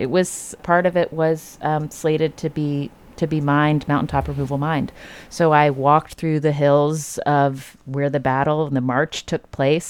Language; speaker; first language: English; native; English